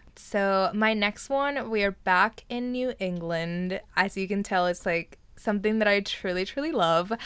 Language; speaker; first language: English; early bilingual, other home language; Spanish